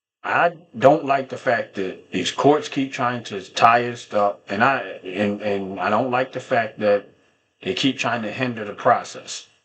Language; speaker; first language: English; native; English